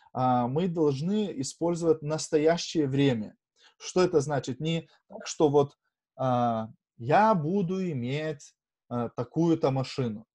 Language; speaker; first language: Russian; non-native, fluent; Lithuanian